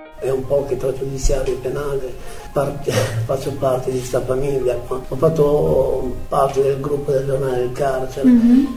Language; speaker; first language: Italian; native; Italian